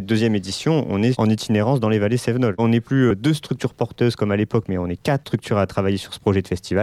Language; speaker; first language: French; native; French